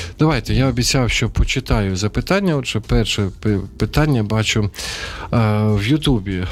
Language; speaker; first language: Ukrainian; non-native, local second language; Russian